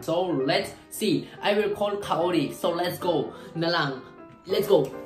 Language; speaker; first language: English; non-native, learner; Japanese